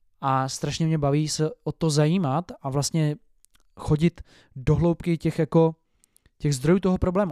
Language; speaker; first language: Czech; native; Czech